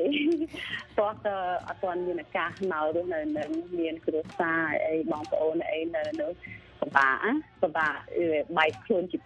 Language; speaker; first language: Khmer; early bilingual, heritage; Khmer